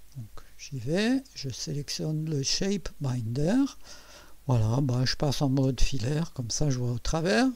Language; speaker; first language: French; native; French